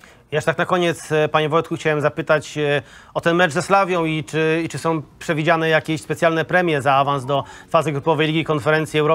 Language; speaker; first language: Polish; native; Polish